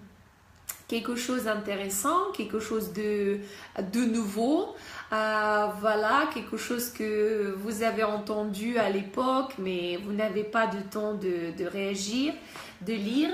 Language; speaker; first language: French; non-native, fluent; Russian